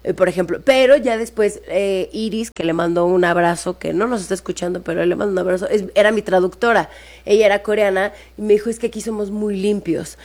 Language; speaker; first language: Spanish; native; Spanish